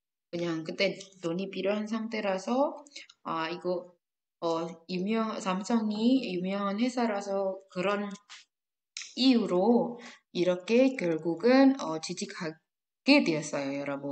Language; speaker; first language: Korean; non-native, fluent; Indonesian